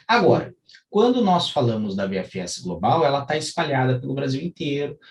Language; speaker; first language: Portuguese; native; Portuguese